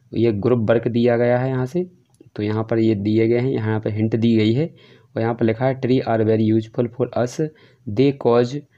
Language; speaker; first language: Hindi; native; Hindi